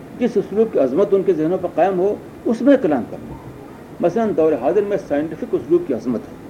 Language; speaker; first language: Urdu; native; Urdu